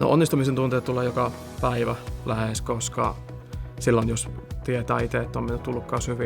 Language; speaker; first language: Finnish; native; Finnish